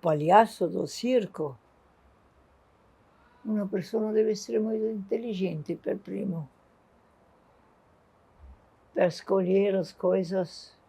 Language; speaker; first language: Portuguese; non-native, fluent; Italian